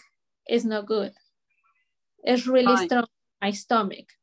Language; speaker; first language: English; non-native, learner; Spanish